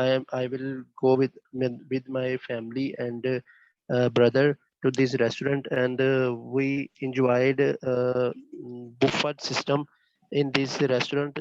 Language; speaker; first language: English; non-native, learner; Bangla